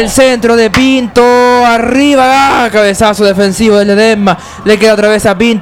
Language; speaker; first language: Spanish; native; Spanish